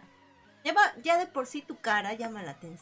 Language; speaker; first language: Spanish; native; Spanish